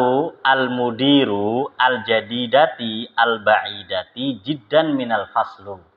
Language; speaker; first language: Arabic; non-native, learner; Indonesian